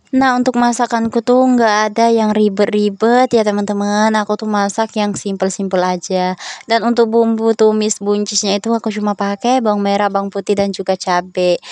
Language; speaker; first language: Indonesian; non-native, local second language; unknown